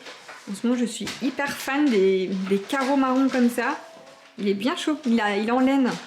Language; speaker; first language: French; native; French